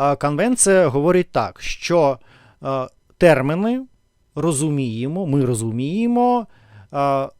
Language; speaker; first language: Ukrainian; non-native, learner; Russian